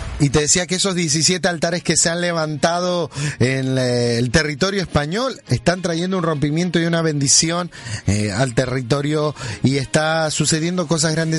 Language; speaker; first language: Spanish; native; Spanish